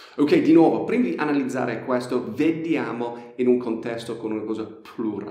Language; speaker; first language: Italian; non-native, fluent; English